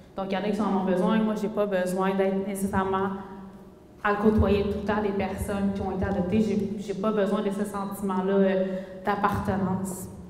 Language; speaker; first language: French; early bilingual, other home language; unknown